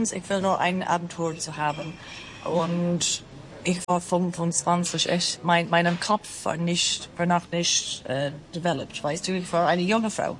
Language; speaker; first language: German; non-native, fluent; English